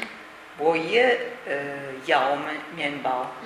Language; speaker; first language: Chinese; non-native, learner; Italian